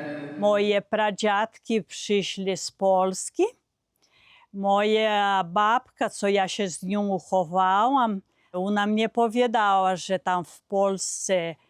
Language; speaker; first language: Polish; early bilingual, heritage; Polish